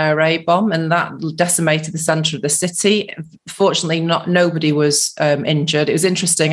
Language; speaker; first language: English; native; English